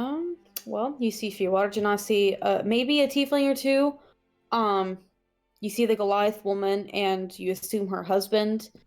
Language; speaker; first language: English; native; English